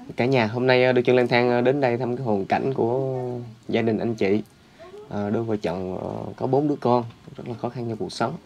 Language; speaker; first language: Vietnamese; native; Vietnamese